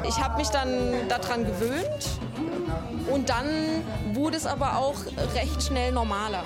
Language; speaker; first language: German; native; German